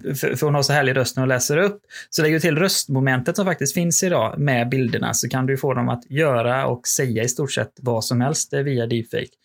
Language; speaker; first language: Swedish; native; Swedish